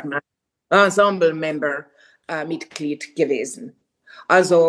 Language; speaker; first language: German; non-native, fluent; Finnish